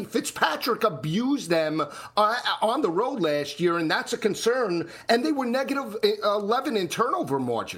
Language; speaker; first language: English; native; English